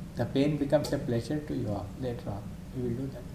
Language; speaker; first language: English; non-native, local second language; Kannada